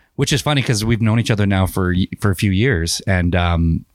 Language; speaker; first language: English; native; English